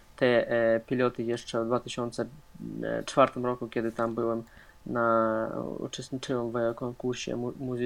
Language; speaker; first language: Polish; non-native, fluent; Russian